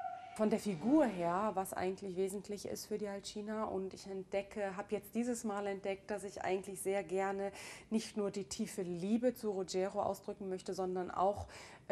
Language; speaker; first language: German; native; German